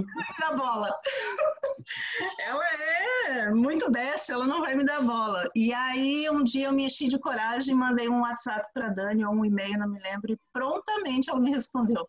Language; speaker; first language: Portuguese; native; Portuguese